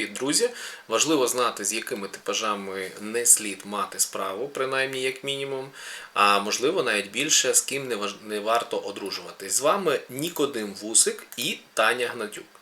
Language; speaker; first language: Ukrainian; native; Ukrainian